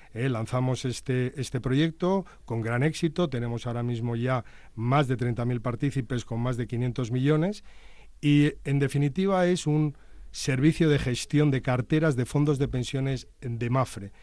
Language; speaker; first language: Spanish; native; Spanish